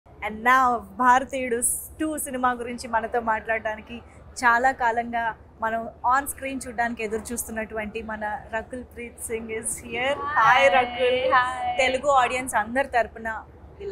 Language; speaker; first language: Telugu; native; Telugu